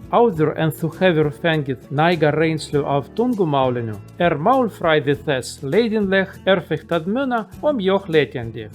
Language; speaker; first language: Icelandic; non-native, learner; Russian